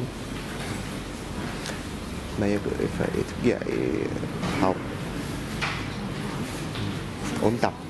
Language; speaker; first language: Vietnamese; non-native, fluent; Japanese